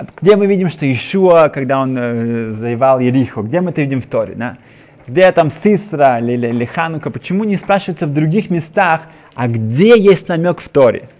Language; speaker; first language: Russian; native; Russian